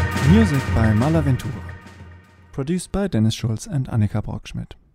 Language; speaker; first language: English; non-native, fluent; German